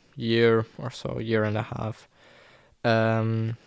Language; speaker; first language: English; non-native, fluent; German